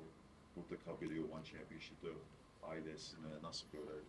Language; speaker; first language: Turkish; non-native, learner; English